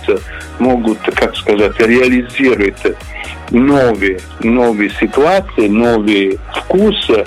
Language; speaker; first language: Russian; non-native, learner; Italian